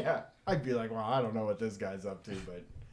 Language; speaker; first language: English; native; English